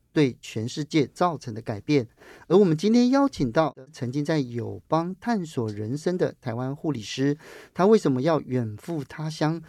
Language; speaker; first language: Chinese; native; Chinese